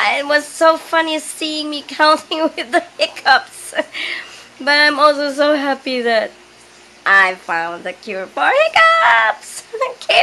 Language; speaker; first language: English; non-native, local second language; Hiligaynon